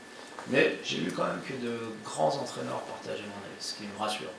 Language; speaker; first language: French; native; French